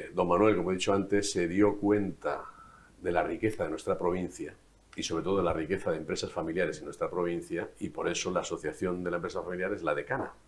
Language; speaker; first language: Spanish; native; Spanish